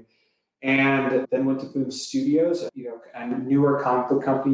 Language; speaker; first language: English; native; English